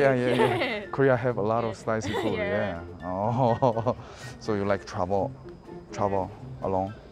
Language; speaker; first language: English; non-native, learner; Korean